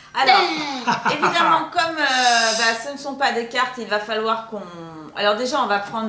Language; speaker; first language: French; native; French